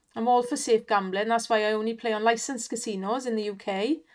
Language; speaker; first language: English; native; English